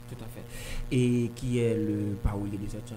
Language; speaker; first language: French; non-native, local second language; Haitian Creole